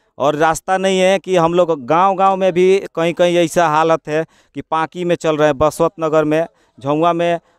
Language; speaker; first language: Hindi; native; Hindi